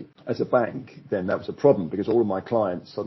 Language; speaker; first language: English; native; English